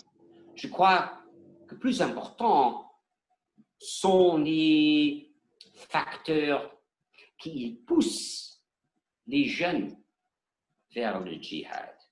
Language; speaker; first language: French; non-native, learner; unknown